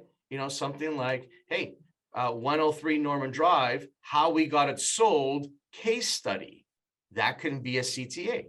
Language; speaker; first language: English; native; English